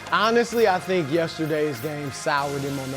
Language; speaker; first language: English; native; English